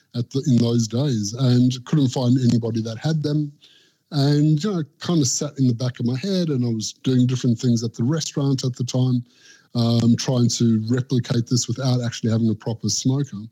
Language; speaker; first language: English; native; English